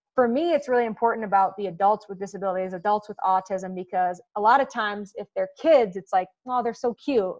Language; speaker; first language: English; native; English